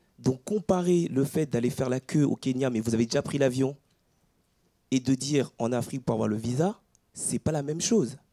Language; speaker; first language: French; early bilingual, other home language; Ewe